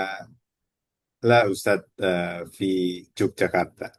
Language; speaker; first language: Arabic; non-native, learner; Indonesian